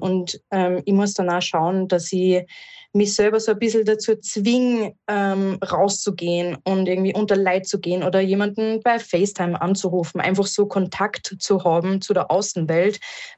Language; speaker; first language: German; native; German